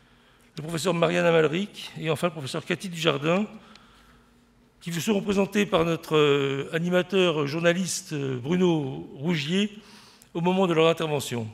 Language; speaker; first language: French; native; French